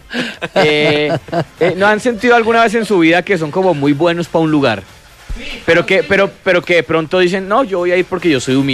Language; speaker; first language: Spanish; native; Spanish